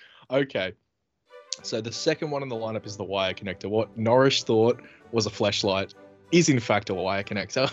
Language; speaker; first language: English; native; English